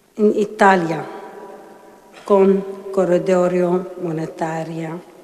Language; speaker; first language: Italian; non-native, learner; Arabic